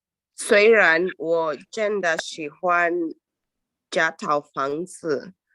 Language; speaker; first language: Chinese; non-native, learner; Swahili